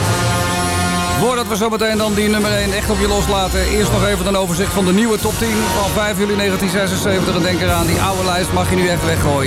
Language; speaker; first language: Dutch; native; Dutch